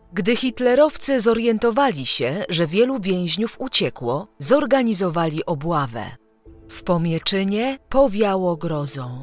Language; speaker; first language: Polish; native; Polish